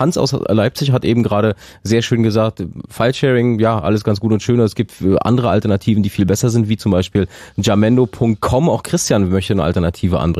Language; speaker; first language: German; native; German